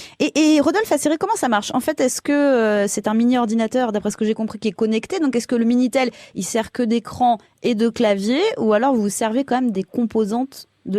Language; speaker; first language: French; native; French